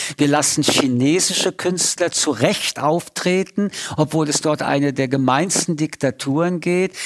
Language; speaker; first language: German; early bilingual, other home language; French